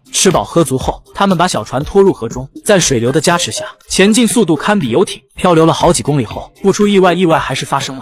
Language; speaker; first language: Chinese; native; Chinese